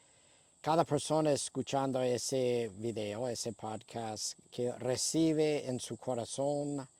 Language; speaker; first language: Spanish; non-native, fluent; English